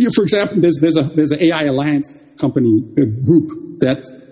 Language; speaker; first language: English; early bilingual, other home language; Jamaican Creole English